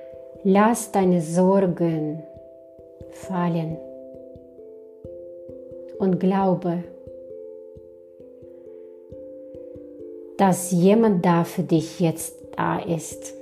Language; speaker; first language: German; non-native, fluent; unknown